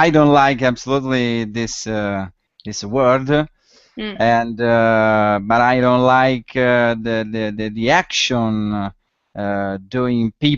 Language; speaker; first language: English; non-native, learner; Italian